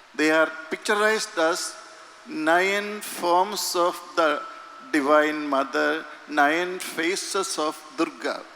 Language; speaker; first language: English; non-native, local second language; Malayalam